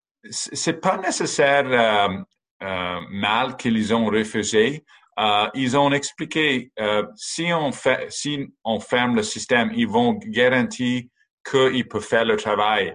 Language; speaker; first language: French; non-native, learner; English